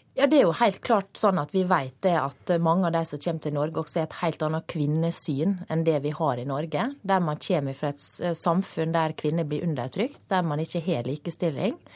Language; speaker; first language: Norwegian; native; Norwegian